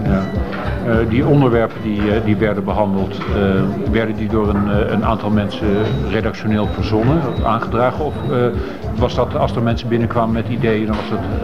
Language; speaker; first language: Dutch; native; Dutch